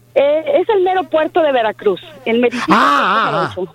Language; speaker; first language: Spanish; native; Spanish